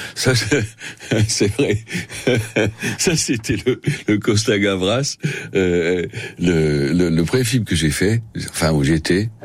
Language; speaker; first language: French; non-native, local second language; Spanish